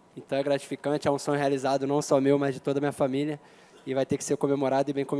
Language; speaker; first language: Portuguese; native; Portuguese